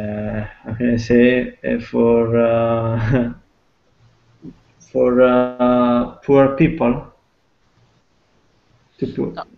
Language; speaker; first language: English; non-native, fluent; Italian